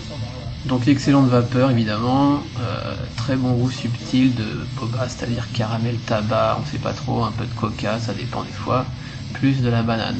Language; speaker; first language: French; native; French